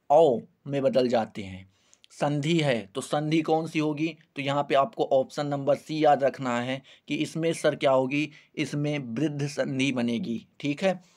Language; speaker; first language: Hindi; native; Hindi